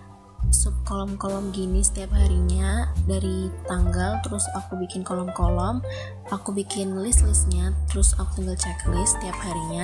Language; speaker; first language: Indonesian; native; Indonesian